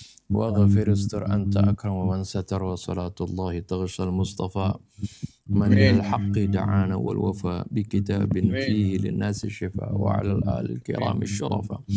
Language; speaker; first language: Arabic; non-native, fluent; Indonesian